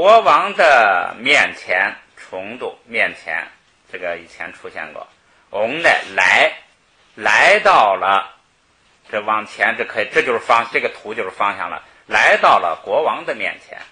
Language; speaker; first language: Chinese; native; Chinese